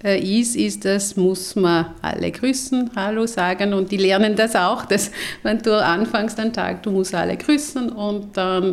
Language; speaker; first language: German; non-native, fluent; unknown